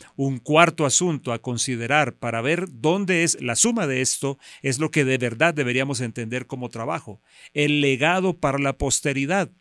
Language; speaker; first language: Spanish; native; Spanish